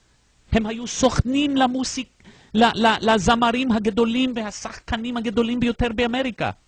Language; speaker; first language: Hebrew; non-native, fluent; English